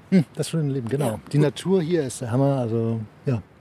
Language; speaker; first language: German; early bilingual, heritage; German